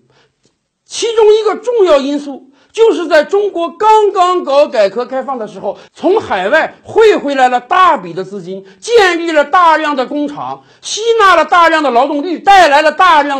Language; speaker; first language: Chinese; native; Chinese